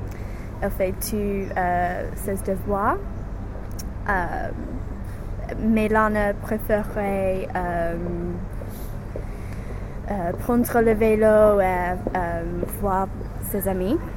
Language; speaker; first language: French; non-native, learner; English